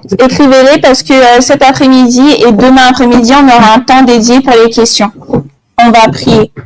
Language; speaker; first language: French; native; French